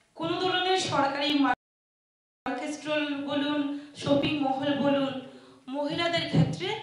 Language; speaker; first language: Bangla; non-native, local second language; Chakma